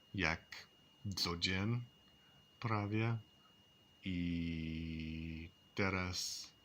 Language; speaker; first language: Polish; non-native, learner; English